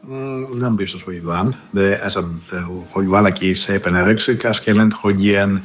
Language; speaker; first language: Hungarian; non-native, fluent; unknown